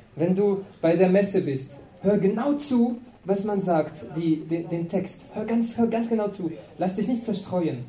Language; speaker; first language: German; non-native, fluent; French